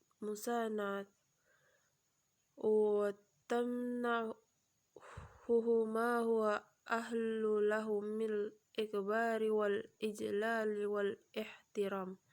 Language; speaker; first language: Arabic; non-native, learner; Indonesian